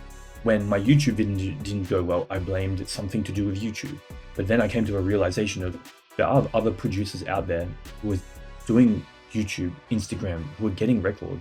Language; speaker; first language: English; native; English